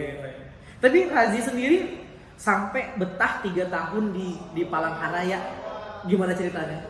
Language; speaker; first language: Indonesian; native; Indonesian